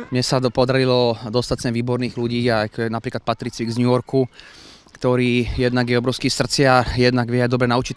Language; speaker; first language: Slovak; native; Slovak